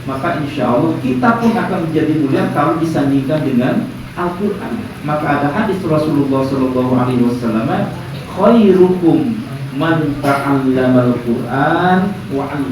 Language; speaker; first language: Indonesian; native; Indonesian